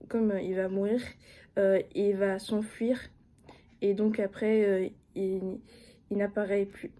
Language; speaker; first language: French; non-native, fluent; Japanese